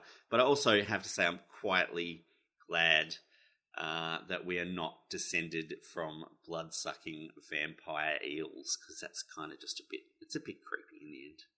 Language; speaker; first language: English; native; English